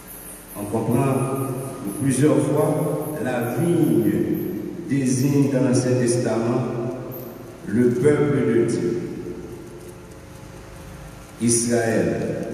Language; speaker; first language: French; non-native, local second language; Haitian Creole